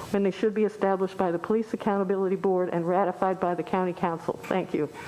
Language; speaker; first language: English; native; English